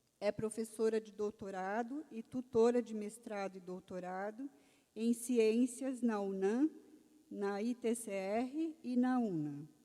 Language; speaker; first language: Portuguese; native; Portuguese